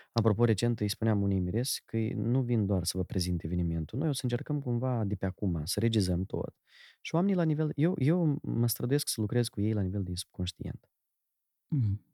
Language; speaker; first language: Romanian; native; Romanian